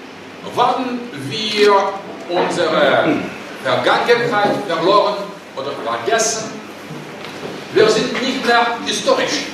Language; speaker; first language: German; non-native, learner; Russian